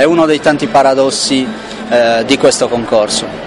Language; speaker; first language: Italian; native; Italian